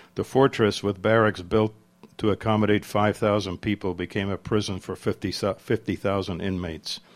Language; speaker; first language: English; early bilingual, other home language; Czech